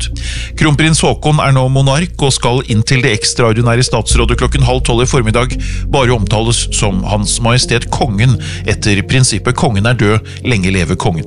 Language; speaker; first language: Norwegian; native; Norwegian